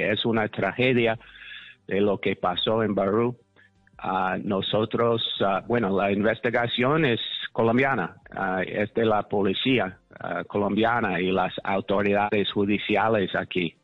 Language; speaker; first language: Spanish; non-native, fluent; English